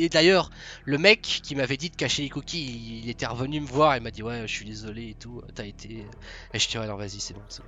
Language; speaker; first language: French; native; French